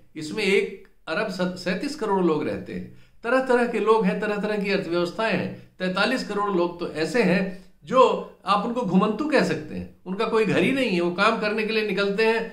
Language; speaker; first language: Hindi; native; Hindi